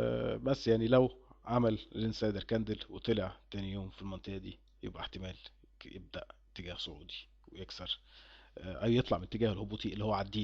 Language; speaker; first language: Arabic; native; Arabic